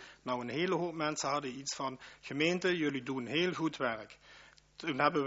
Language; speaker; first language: Dutch; native; Dutch